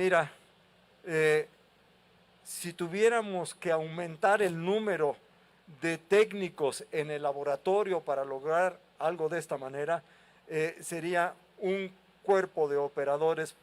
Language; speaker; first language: Spanish; native; Spanish